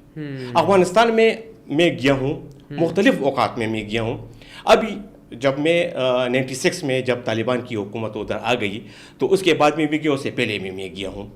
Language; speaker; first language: Urdu; non-native, local second language; Pashto